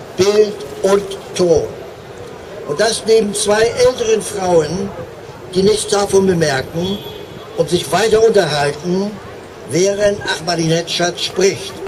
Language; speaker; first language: German; native; German